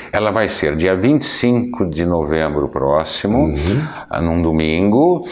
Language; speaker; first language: Portuguese; native; Portuguese